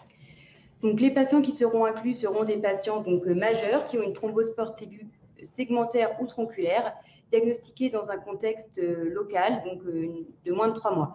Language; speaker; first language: French; native; French